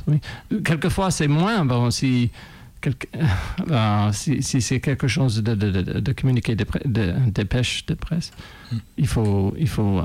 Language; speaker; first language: French; non-native, fluent; English